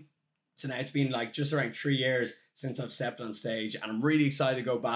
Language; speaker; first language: English; native; English